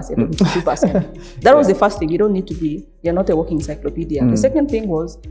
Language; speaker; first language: English; non-native, local second language; Nyankole